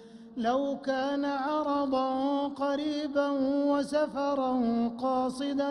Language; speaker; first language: Arabic; native; Arabic